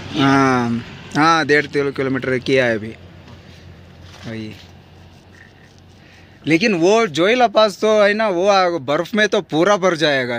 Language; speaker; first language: Hindi; non-native, local second language; Kannada